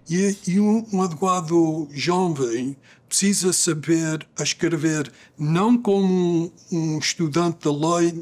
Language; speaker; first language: Portuguese; early bilingual, other home language; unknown